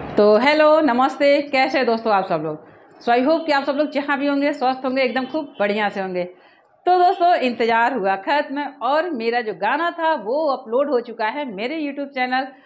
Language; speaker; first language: Hindi; native; Hindi